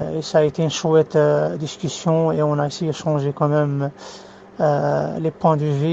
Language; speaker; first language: French; non-native, fluent; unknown